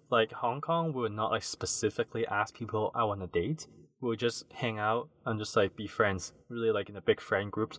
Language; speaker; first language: English; non-native, local second language; Cantonese